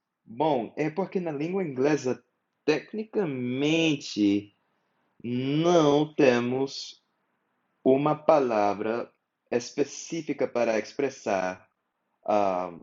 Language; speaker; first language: Portuguese; non-native, fluent; English